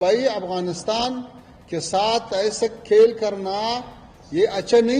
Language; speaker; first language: Hindi; non-native, fluent; Pashto